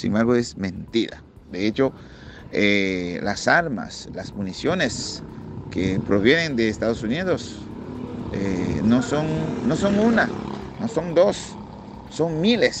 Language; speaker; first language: Spanish; non-native, fluent; Haitian Creole